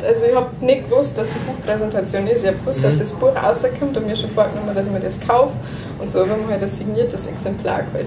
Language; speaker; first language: German; native; German